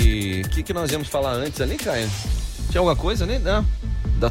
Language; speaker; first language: Portuguese; native; Portuguese